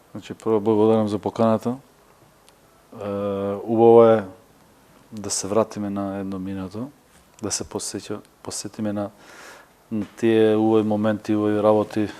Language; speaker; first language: Macedonian; non-native, local second language; Albanian